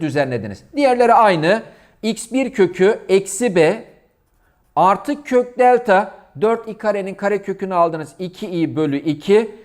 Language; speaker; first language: Turkish; native; Turkish